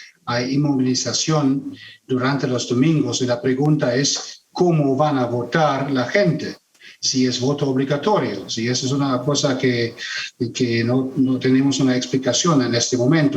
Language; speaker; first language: Spanish; non-native, fluent; German